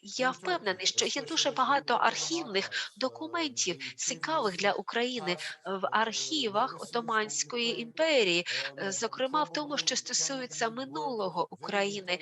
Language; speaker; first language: Ukrainian; non-native, fluent; Turkish